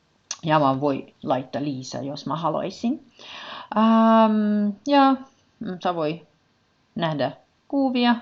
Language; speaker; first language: Finnish; non-native, learner; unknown